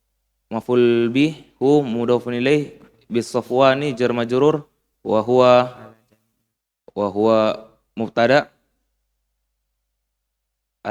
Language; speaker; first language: Arabic; non-native, learner; Indonesian